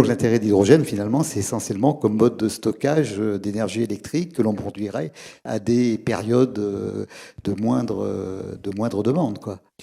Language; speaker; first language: French; native; French